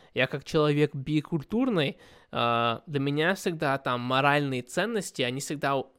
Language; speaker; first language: Russian; early bilingual, heritage; Russian